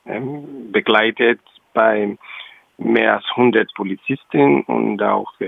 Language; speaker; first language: German; non-native, local second language; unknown